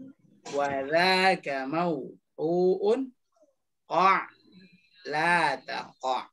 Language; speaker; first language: Arabic; non-native, fluent; Indonesian